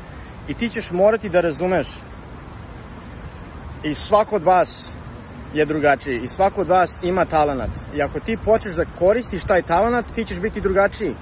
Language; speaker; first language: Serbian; early bilingual, heritage; Serbian